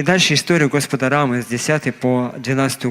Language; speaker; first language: Russian; native; Russian